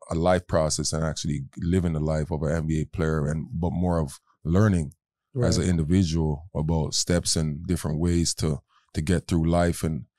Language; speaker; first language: English; native; English